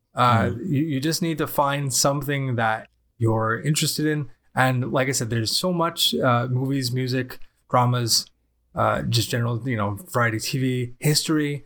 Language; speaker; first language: English; native; English